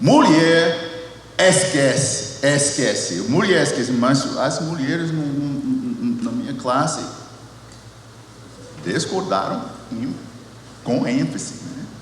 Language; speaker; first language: Portuguese; non-native, fluent; English